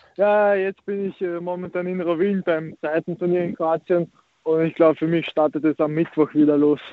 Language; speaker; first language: German; early bilingual, other home language; Croatian